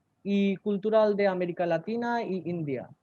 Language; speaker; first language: Spanish; non-native, learner; Bangla